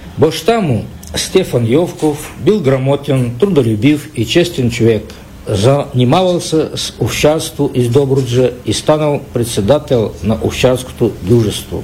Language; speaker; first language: Bulgarian; early bilingual, heritage; Bulgarian